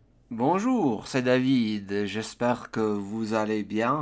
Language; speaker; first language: French; non-native, fluent; English